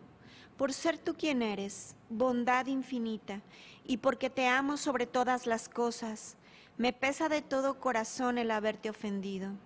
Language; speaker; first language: Spanish; native; Spanish